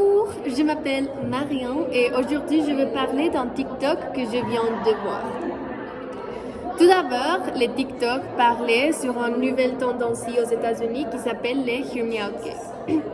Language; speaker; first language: French; non-native, fluent; Spanish